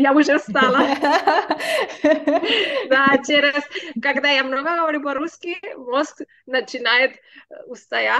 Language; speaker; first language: Russian; non-native, learner; Spanish